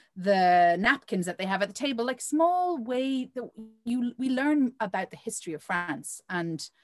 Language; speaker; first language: English; native; English